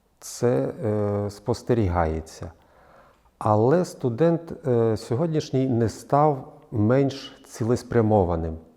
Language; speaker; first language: Ukrainian; native; Ukrainian